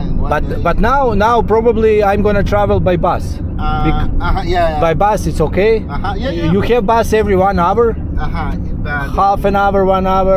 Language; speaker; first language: English; non-native, learner; Serbian